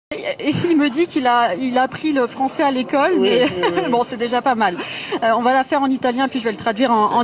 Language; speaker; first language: French; native; French